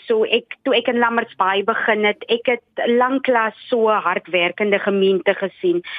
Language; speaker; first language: Afrikaans; native; Afrikaans